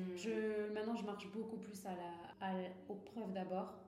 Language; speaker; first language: French; non-native, local second language; Arabic